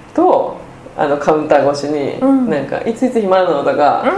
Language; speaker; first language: Japanese; native; Japanese